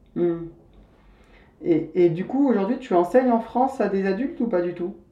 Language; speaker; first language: French; non-native, fluent; Spanish